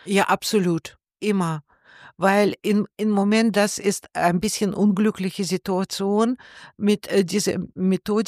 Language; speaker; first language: German; non-native, learner; Russian